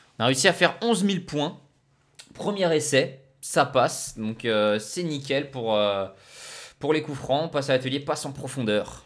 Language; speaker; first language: French; native; French